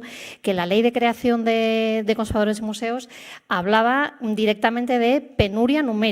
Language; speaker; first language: Spanish; native; Spanish